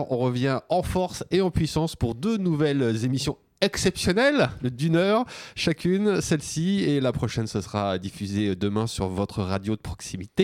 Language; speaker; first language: French; native; French